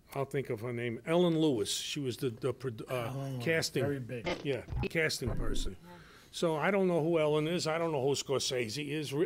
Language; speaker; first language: English; native; English